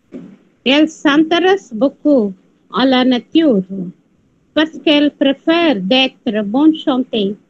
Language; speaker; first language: French; non-native, learner; Tamil